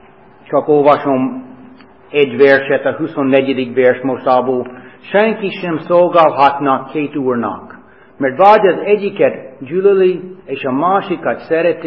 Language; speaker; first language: Hungarian; non-native, fluent; English